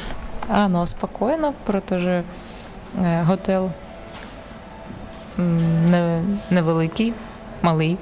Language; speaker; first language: Czech; non-native, learner; Ukrainian